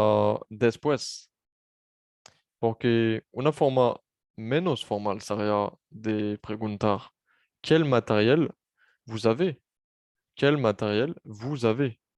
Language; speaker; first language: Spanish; non-native, learner; French